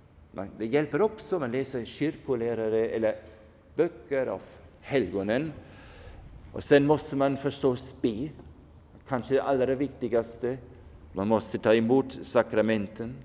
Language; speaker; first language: Swedish; non-native, fluent; German